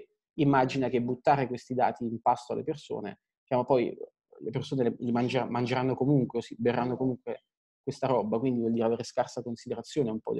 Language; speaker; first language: Italian; native; Italian